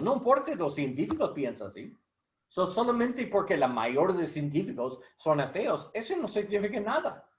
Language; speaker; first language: Spanish; non-native, learner; English